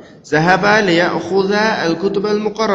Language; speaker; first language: Arabic; non-native, fluent; Uyghur